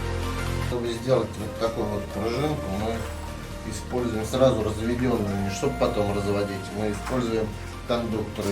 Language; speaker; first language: Russian; native; Russian